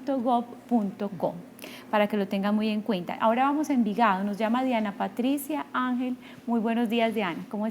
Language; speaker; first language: Spanish; native; Spanish